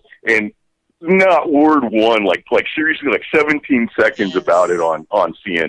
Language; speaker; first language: English; native; English